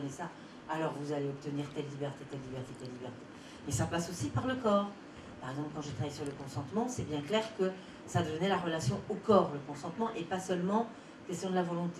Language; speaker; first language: French; native; French